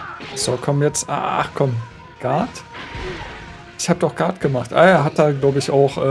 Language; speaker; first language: German; native; German